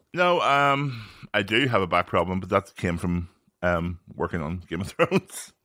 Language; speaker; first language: English; native; English